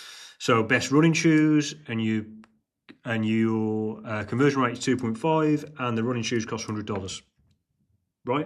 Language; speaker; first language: English; native; English